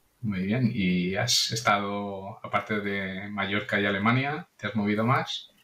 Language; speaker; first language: Spanish; non-native, local second language; Catalan